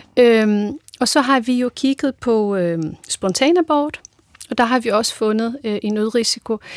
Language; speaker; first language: Danish; non-native, fluent; Portuguese